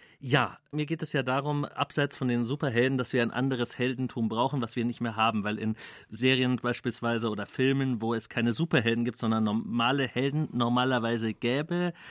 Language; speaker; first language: German; native; German